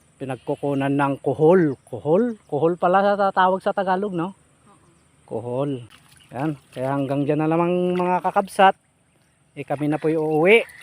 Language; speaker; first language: Filipino; non-native, local second language; Iloko